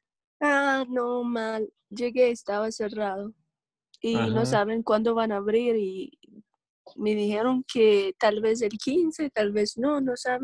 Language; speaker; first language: Spanish; non-native, learner; English